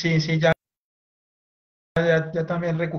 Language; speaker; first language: Spanish; native; Spanish